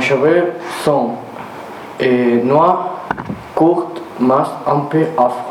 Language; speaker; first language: French; non-native, learner; Spanish